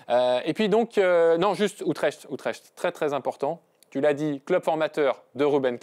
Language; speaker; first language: French; native; French